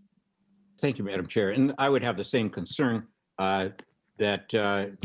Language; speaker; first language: English; native; English